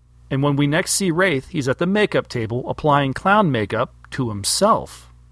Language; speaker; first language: English; native; English